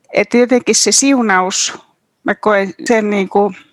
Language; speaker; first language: Finnish; native; Finnish